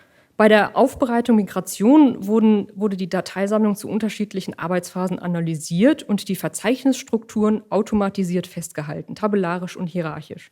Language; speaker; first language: German; native; German